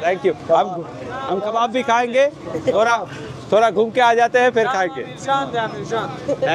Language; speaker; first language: Hindi; non-native, local second language; Bangla